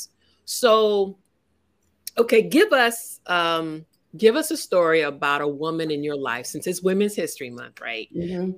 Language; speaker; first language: English; native; English